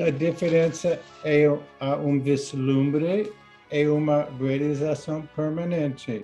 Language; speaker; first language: Portuguese; non-native, learner; English